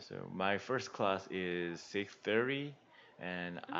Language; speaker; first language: English; non-native, learner; Korean